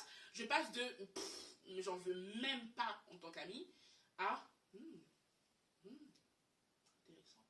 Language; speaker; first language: French; native; French